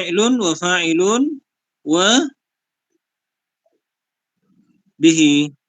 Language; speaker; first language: Arabic; non-native, fluent; Indonesian